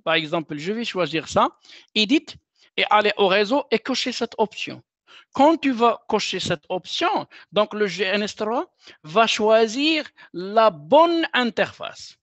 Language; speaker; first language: French; non-native, local second language; Arabic